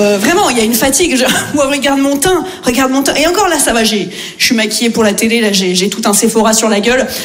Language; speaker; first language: French; native; French